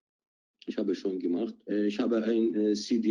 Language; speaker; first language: German; non-native, learner; Arabic